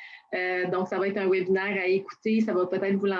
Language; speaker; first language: French; native; French